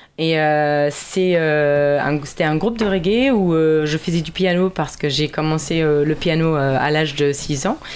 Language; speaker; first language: French; non-native, fluent; German